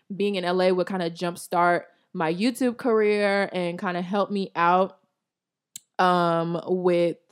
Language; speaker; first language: English; native; English